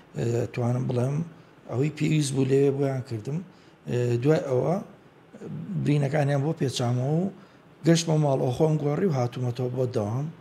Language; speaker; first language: Central Kurdish; native; Central Kurdish